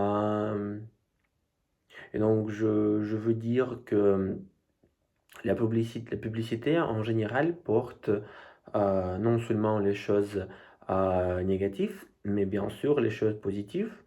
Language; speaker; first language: French; non-native, fluent; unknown